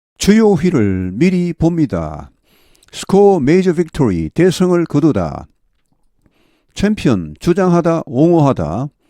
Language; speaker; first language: Korean; native; Korean